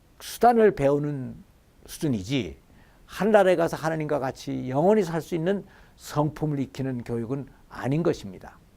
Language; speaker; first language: Korean; native; Korean